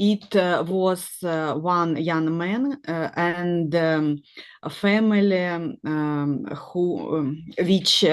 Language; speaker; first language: English; non-native, learner; Russian